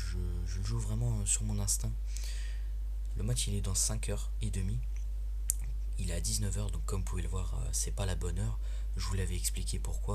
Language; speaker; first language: French; native; French